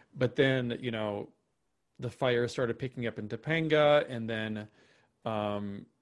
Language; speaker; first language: English; native; English